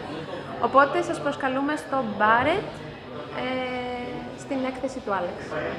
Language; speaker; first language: Greek; native; Greek